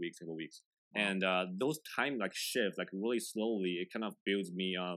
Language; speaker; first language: English; non-native, fluent; Chinese